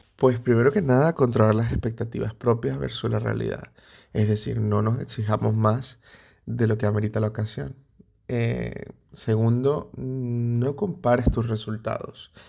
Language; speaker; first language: Spanish; native; Spanish